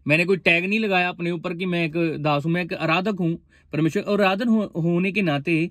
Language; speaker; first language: Hindi; non-native, local second language; Punjabi